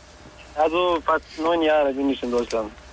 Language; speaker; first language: German; non-native, learner; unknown